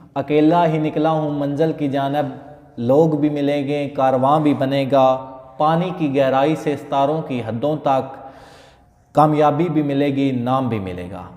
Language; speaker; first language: Urdu; non-native, local second language; Punjabi